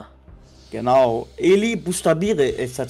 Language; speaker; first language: German; native; German